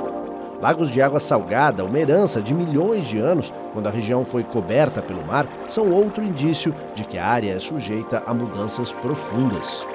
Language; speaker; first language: Portuguese; native; Portuguese